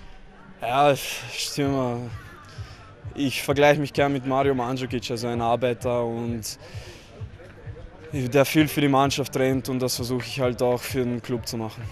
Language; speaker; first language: German; early bilingual, other home language; Croatian